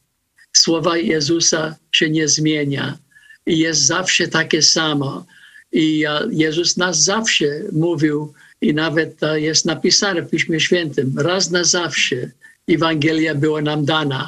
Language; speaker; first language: Polish; early bilingual, heritage; Polish